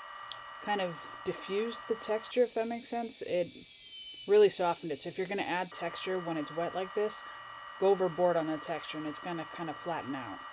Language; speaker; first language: English; native; English